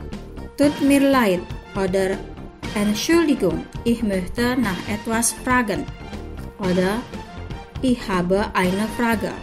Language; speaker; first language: German; non-native, fluent; Indonesian